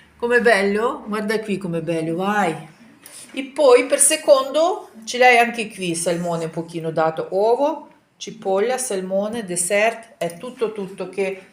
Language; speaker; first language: Italian; non-native, learner; Ukrainian